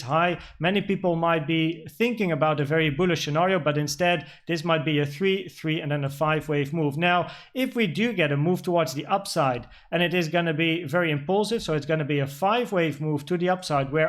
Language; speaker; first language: English; non-native, fluent; Dutch